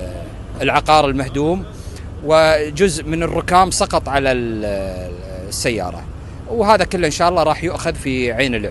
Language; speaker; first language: Arabic; native; Arabic